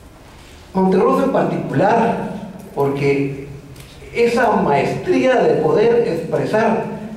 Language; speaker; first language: Spanish; native; Spanish